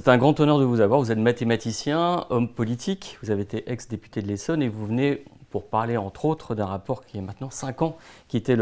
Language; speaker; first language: French; native; French